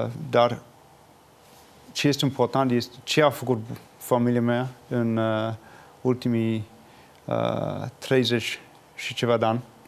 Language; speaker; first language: Romanian; non-native, fluent; English